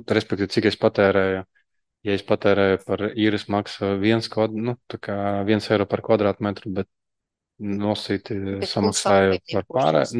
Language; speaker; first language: Latvian; non-native, local second language; Russian